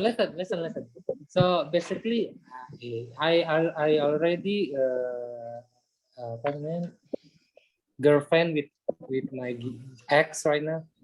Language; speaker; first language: English; non-native, learner; Indonesian